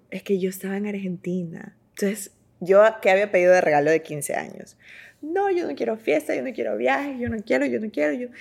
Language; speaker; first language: Spanish; native; Spanish